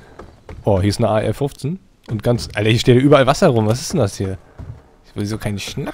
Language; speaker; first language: German; native; German